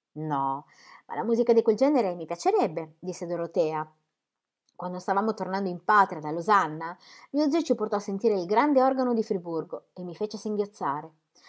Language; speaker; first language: Italian; native; Italian